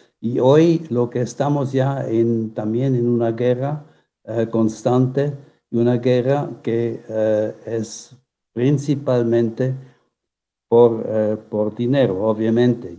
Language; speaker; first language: Spanish; non-native, fluent; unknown